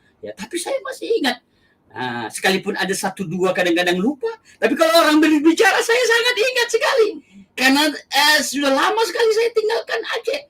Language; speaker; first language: Indonesian; non-native, local second language; Achinese